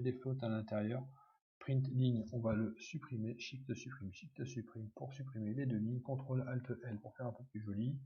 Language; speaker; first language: French; native; French